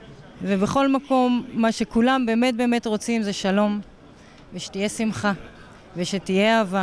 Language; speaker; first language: Hebrew; early bilingual, other home language; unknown